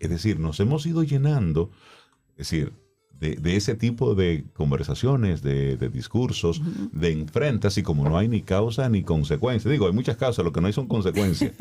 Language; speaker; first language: Spanish; native; Spanish